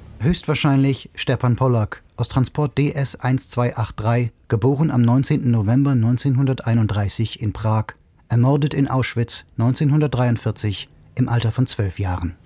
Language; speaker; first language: German; native; German